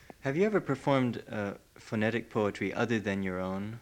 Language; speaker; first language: English; native; English